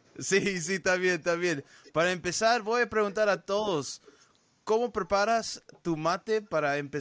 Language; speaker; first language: Spanish; early bilingual, heritage; Spanish